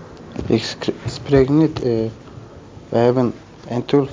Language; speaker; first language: Dutch; non-native, learner; Turkish